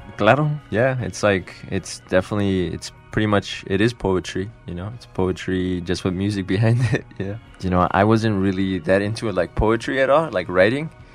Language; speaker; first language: English; early bilingual, other home language; Spanish